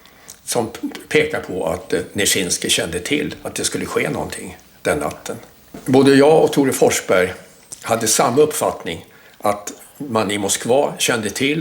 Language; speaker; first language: Swedish; native; Swedish